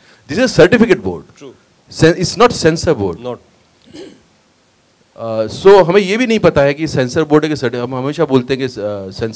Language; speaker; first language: Hindi; native; Hindi